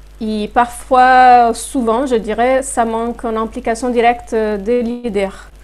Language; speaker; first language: French; non-native, fluent; Portuguese